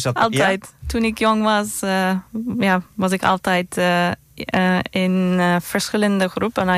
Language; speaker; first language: Dutch; non-native, fluent; Greek